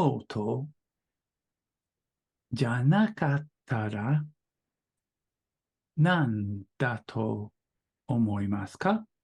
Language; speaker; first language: Japanese; non-native, learner; English